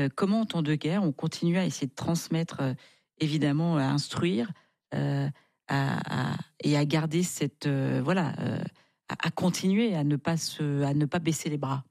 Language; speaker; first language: French; native; French